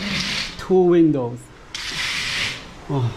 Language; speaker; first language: English; non-native, learner; Chinese